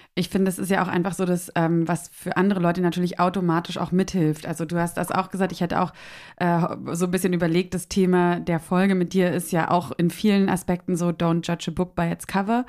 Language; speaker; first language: German; native; German